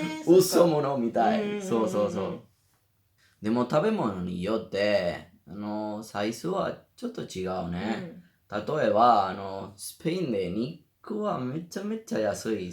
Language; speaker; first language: Japanese; non-native, learner; Spanish